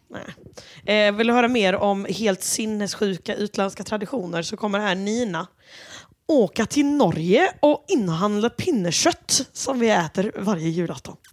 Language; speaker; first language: Swedish; native; Swedish